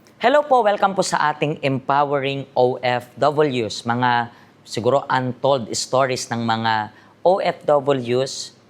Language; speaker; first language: Filipino; native; Filipino